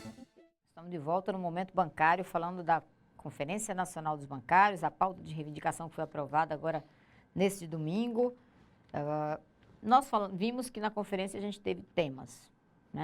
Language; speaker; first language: Portuguese; native; Portuguese